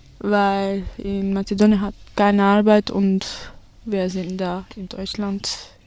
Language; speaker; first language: German; non-native, learner; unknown